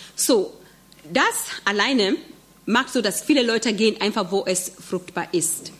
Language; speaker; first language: German; non-native, fluent; Swahili